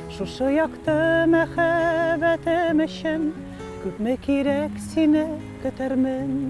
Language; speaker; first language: Tatar; non-native, local second language; Russian